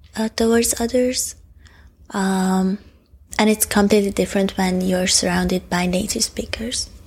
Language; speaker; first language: English; non-native, fluent; Hungarian